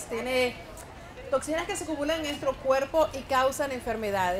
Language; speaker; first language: Spanish; native; Spanish